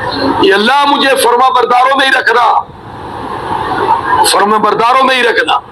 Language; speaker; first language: Urdu; native; Urdu